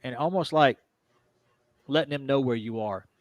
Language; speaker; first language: English; native; English